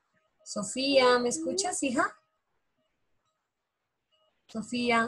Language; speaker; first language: Spanish; native; Spanish